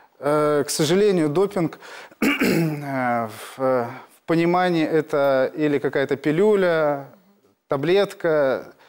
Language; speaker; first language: Russian; native; Russian